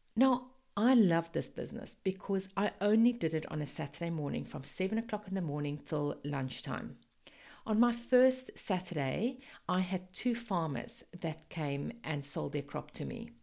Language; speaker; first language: English; non-native, local second language; Afrikaans